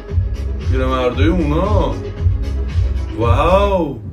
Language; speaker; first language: Persian; native; Persian